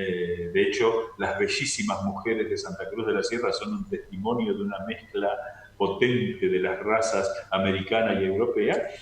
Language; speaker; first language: Spanish; native; Spanish